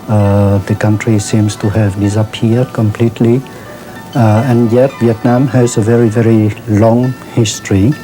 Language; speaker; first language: English; non-native, fluent; Vietnamese